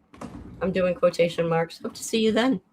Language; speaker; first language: English; native; English